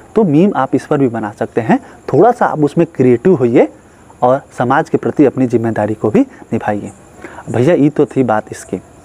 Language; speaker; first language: Hindi; native; Hindi